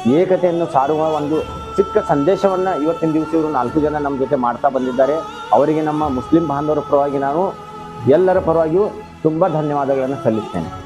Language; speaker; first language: Kannada; non-native, local second language; Urdu